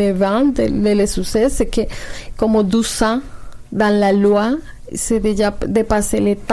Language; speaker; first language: French; non-native, learner; Spanish